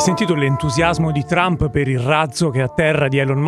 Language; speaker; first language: Italian; native; Italian